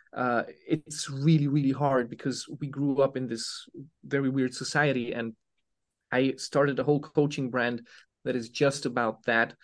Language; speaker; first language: English; non-native, fluent; Serbian